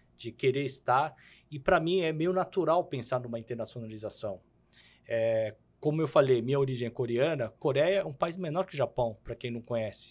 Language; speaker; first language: Portuguese; early bilingual, other home language; Korean